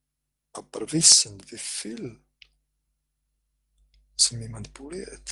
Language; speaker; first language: German; non-native, fluent; Croatian